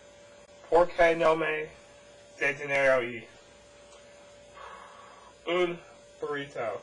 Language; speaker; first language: Spanish; non-native, learner; English